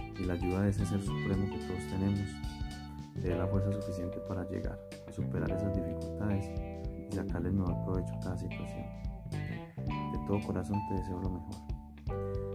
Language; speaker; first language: Spanish; native; Spanish